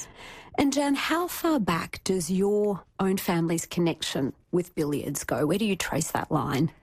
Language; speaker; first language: English; native; English